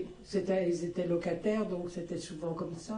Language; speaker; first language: French; native; French